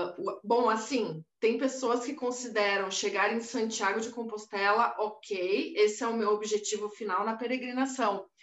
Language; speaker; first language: Portuguese; native; Portuguese